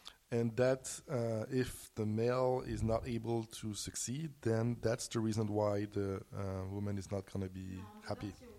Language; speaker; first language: English; non-native, fluent; French